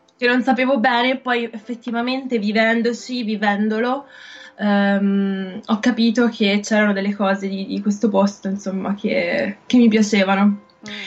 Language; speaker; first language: Italian; native; Italian